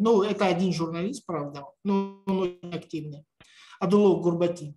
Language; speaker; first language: Russian; non-native, local second language; Tajik